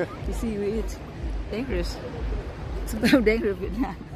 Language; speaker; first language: English; non-native, learner; Vietnamese